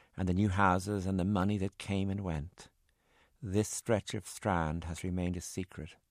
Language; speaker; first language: English; native; English